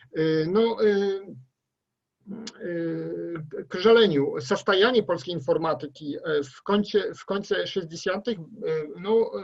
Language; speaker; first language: Russian; non-native, learner; Polish